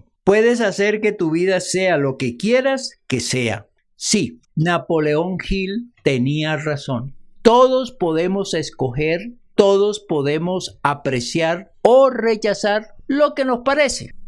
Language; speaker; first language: Spanish; native; Spanish